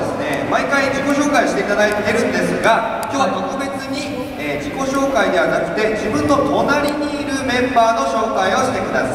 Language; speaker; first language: Japanese; native; Japanese